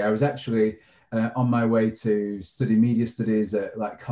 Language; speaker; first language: English; native; English